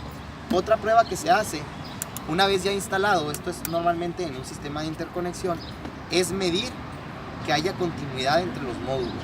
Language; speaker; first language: Spanish; native; Spanish